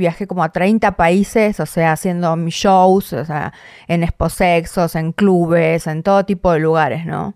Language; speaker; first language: Spanish; native; Spanish